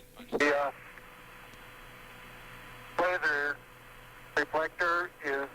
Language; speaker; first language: English; native; English